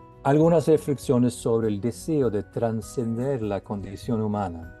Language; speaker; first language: Spanish; non-native, fluent; Norwegian